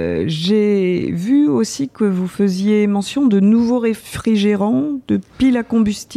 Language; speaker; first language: French; native; French